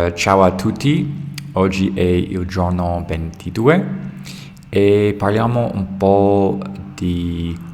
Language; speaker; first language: Italian; non-native, learner; English